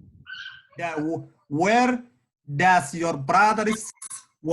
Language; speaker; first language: English; non-native, learner; Somali